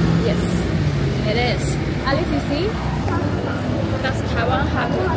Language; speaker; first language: English; non-native, fluent; Chinese